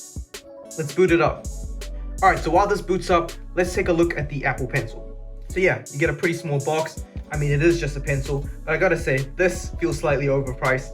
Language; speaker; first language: English; native; English